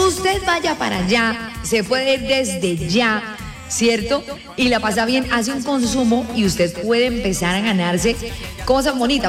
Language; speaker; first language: Spanish; native; Spanish